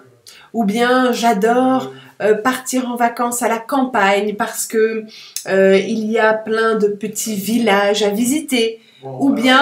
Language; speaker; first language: French; native; French